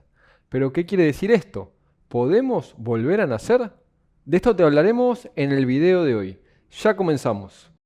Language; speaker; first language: Spanish; native; Spanish